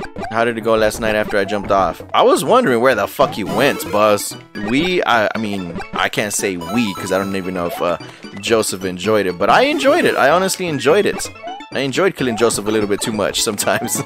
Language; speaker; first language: English; early bilingual, other home language; Spanish